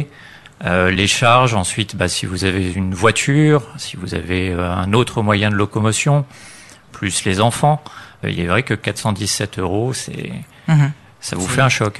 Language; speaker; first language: French; native; French